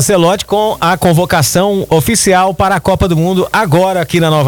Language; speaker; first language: Portuguese; native; Portuguese